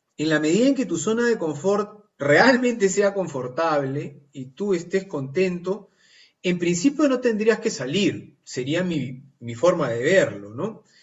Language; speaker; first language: Spanish; native; Spanish